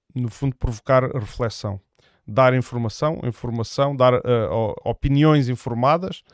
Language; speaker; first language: Portuguese; native; Portuguese